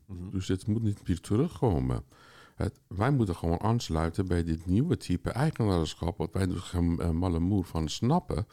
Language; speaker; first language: Dutch; non-native, fluent; Persian